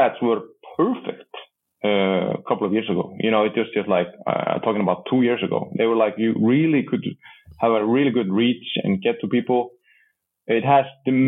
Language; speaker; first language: English; non-native, fluent; Icelandic